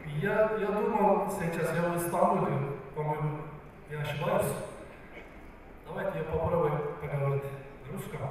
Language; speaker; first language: Russian; non-native, learner; Turkish